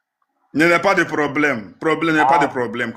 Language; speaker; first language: French; non-native, learner; Igbo